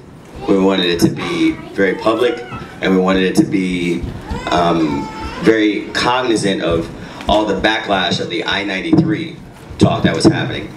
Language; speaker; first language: English; native; English